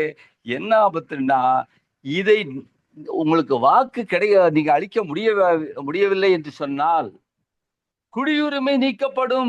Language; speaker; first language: Tamil; native; Tamil